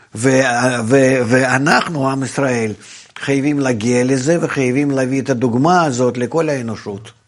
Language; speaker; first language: Hebrew; non-native, fluent; Russian